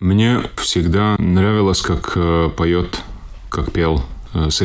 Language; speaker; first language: Russian; non-native, local second language; Latvian